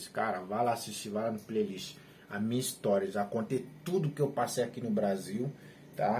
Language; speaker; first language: Portuguese; non-native, learner; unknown